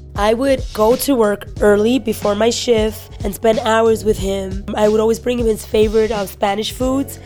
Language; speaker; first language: English; native; English